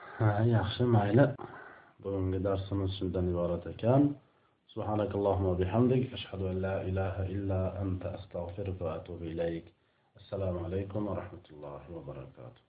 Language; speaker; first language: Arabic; non-native, fluent; Uzbek